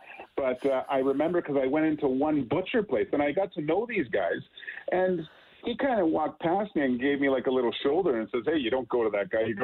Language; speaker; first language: English; native; English